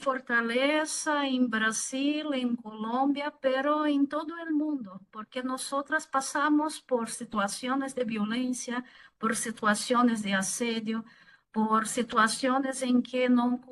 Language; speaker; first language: Spanish; non-native, fluent; Portuguese